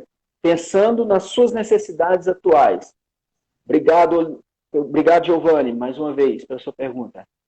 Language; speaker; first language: Portuguese; native; Portuguese